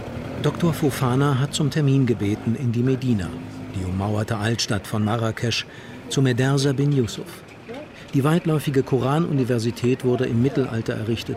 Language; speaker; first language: German; native; German